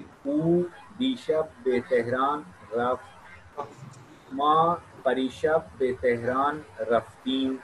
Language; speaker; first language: Persian; non-native, fluent; Urdu